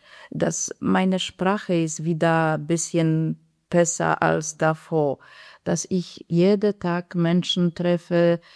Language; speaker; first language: German; non-native, fluent; Polish